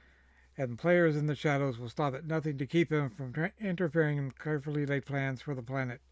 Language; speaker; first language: English; native; English